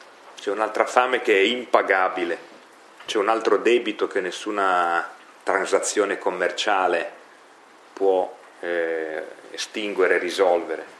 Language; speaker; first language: Italian; native; Italian